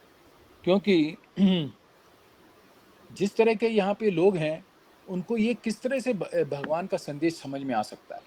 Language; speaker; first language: Hindi; native; Hindi